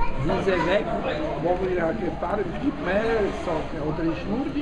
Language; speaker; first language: German; non-native, learner; Czech